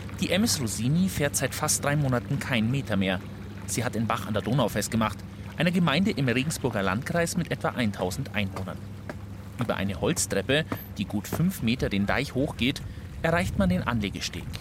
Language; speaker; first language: German; native; German